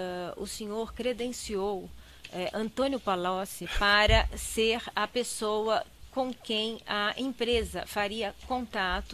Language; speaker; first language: Portuguese; native; Portuguese